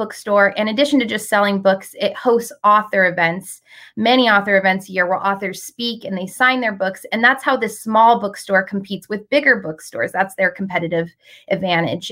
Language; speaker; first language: English; native; English